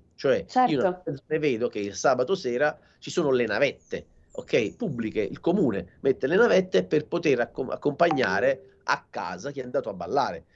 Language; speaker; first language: Italian; native; Italian